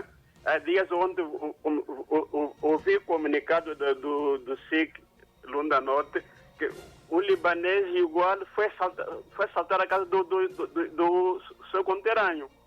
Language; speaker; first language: Portuguese; non-native, local second language; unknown